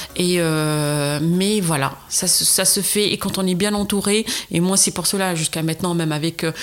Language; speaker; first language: French; non-native, local second language; Arabic